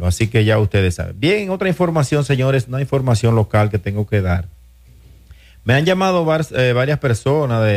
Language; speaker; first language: Spanish; native; Spanish